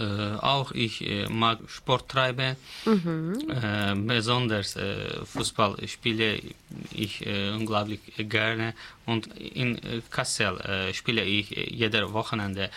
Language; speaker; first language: German; non-native, learner; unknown